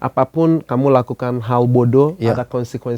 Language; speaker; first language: Indonesian; non-native, fluent; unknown